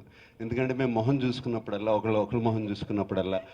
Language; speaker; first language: Telugu; native; Telugu